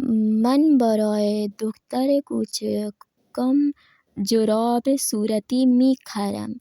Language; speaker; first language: Persian; non-native, fluent; Urdu